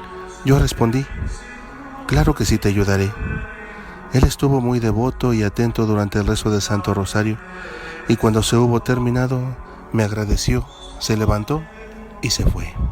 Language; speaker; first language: Spanish; native; Spanish